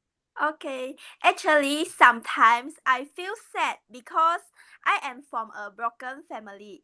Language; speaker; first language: English; non-native, learner; Malay